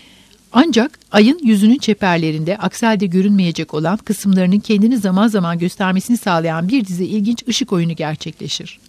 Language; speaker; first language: Turkish; native; Turkish